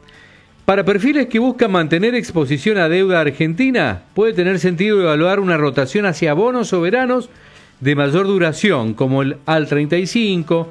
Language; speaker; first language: Spanish; native; Spanish